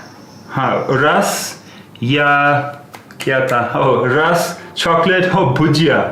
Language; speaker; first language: Hindi; non-native, learner; English